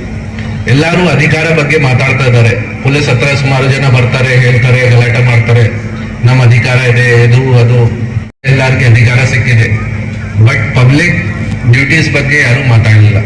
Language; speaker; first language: Kannada; non-native, local second language; Hindi